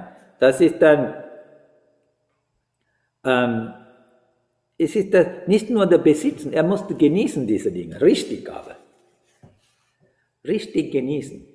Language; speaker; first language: German; non-native, fluent; Sinhala